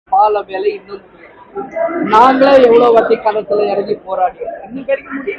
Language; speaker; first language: Tamil; native; Tamil